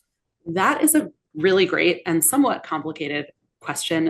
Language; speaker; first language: English; native; English